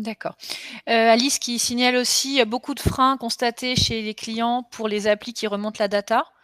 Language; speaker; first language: French; native; French